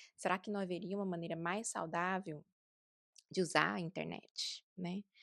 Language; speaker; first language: Portuguese; native; Portuguese